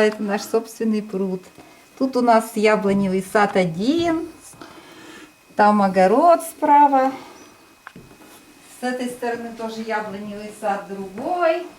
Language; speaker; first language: Russian; native; Russian